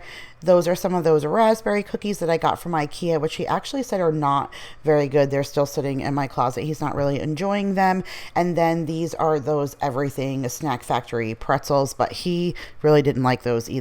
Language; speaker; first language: English; native; English